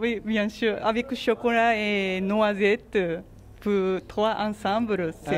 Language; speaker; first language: French; non-native, learner; Japanese